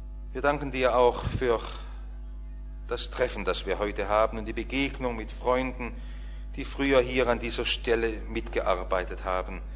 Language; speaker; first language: German; native; German